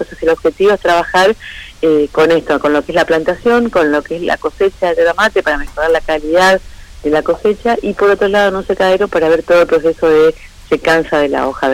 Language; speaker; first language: Spanish; native; Spanish